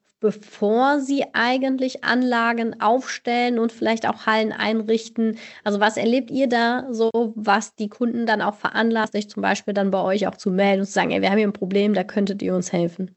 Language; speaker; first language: German; native; German